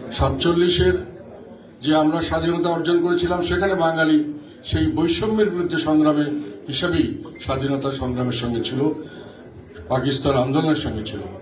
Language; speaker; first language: Bangla; native; Bangla